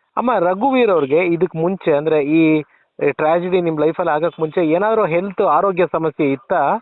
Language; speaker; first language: Kannada; native; Kannada